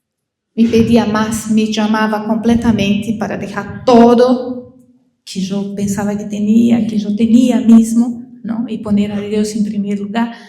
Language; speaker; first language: Spanish; non-native, learner; Portuguese